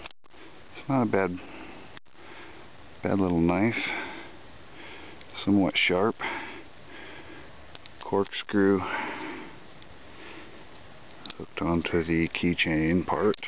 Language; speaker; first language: English; native; English